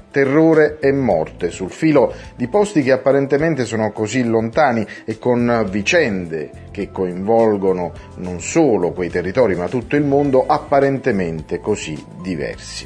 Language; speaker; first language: Italian; native; Italian